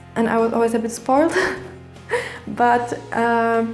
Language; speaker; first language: English; non-native, fluent; Polish